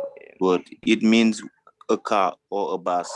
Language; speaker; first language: English; non-native, fluent; French